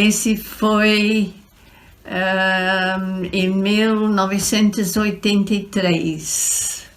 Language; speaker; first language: Portuguese; non-native, fluent; English